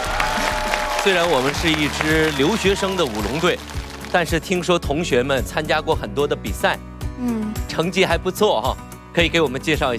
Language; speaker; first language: Chinese; native; Chinese